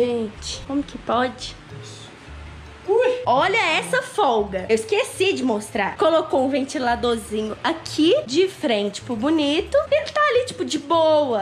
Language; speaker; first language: Portuguese; native; Portuguese